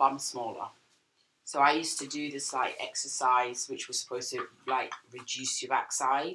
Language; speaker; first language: English; native; English